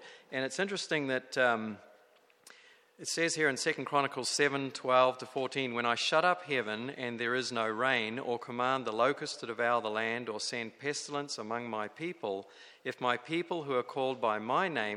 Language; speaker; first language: English; native; English